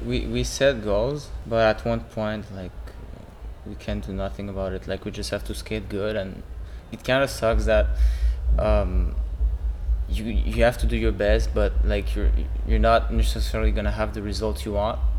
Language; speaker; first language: English; non-native, fluent; French